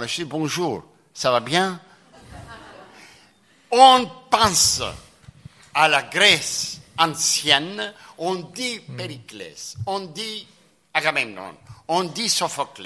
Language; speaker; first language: French; non-native, fluent; Greek